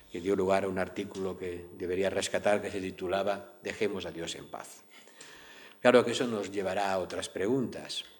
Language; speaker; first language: Spanish; native; Spanish